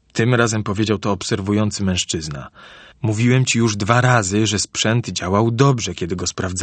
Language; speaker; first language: Polish; native; Polish